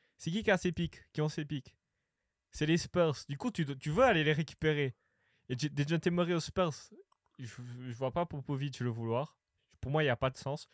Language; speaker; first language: French; native; French